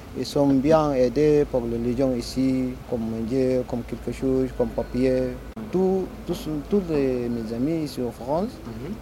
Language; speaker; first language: French; non-native, learner; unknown